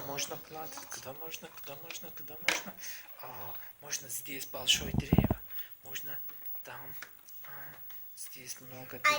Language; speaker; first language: Russian; non-native, learner; Turkish